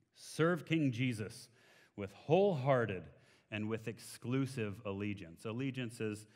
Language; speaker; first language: English; native; English